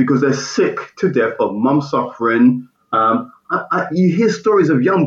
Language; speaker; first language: English; native; English